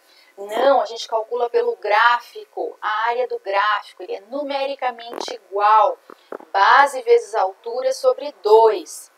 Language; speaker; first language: Portuguese; native; Portuguese